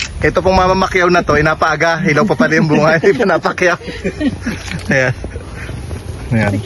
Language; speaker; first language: Filipino; native; Filipino